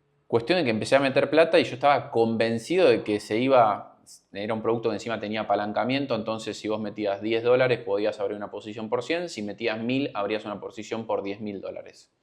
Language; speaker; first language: Spanish; native; Spanish